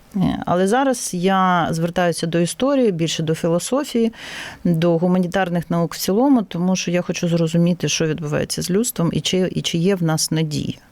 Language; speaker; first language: Ukrainian; non-native, local second language; Russian